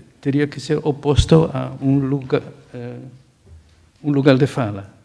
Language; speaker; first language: Portuguese; non-native, fluent; Dutch